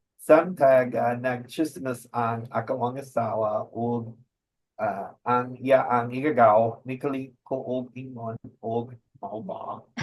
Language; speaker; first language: Cebuano; non-native, learner; English